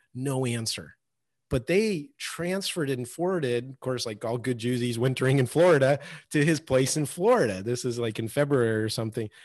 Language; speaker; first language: English; early bilingual, other home language; Russian